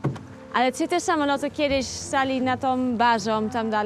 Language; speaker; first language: Polish; early bilingual, heritage; Polish